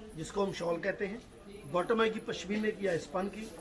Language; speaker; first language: Hindi; non-native, local second language; Punjabi